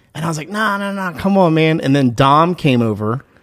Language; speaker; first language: English; native; English